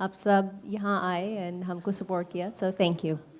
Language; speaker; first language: Hindi; early bilingual, heritage; Punjabi